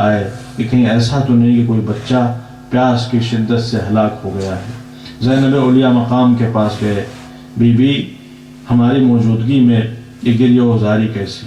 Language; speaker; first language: Urdu; native; Urdu